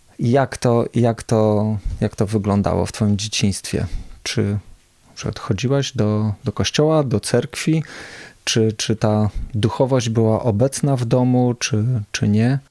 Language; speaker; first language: Polish; native; Polish